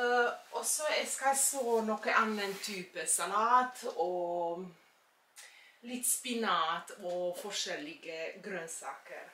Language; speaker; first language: Norwegian; non-native, fluent; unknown